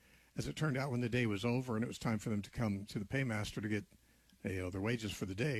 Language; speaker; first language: English; native; English